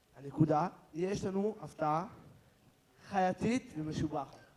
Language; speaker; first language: Hebrew; native; Hebrew